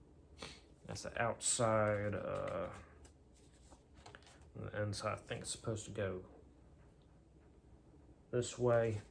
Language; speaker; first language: English; native; English